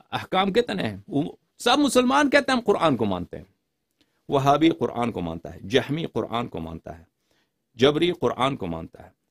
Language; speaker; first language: Urdu; non-native, fluent; Persian